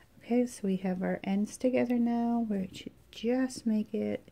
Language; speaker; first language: English; native; English